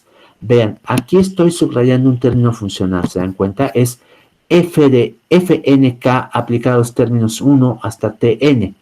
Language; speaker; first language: Spanish; native; Spanish